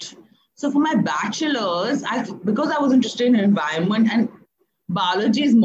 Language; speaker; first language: English; non-native, local second language; Hindi